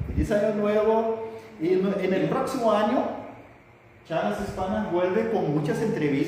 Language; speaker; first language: Spanish; non-native, fluent; Portuguese